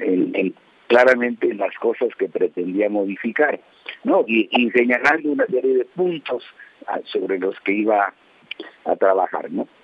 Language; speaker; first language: Spanish; native; Spanish